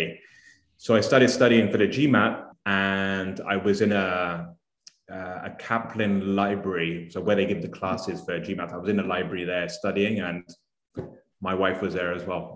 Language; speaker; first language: English; native; English